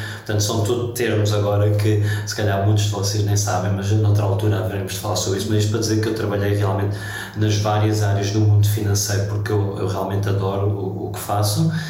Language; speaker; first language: Portuguese; early bilingual, heritage; Portuguese